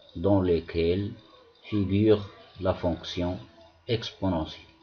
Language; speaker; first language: French; non-native, local second language; Arabic